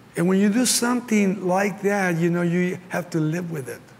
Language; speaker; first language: English; early bilingual, other home language; Spanish